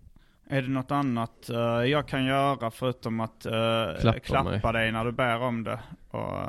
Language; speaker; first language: Swedish; native; Swedish